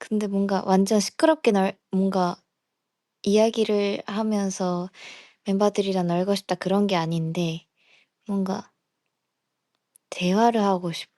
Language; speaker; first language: Korean; non-native, fluent; Japanese